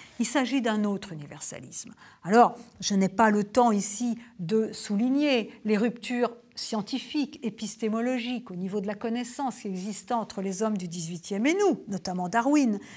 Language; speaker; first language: French; native; French